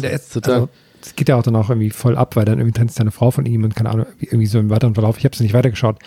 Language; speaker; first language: German; native; German